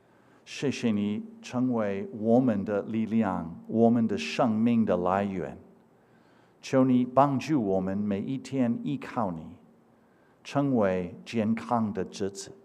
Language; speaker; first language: Chinese; non-native, fluent; English